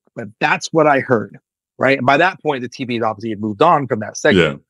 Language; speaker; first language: English; native; English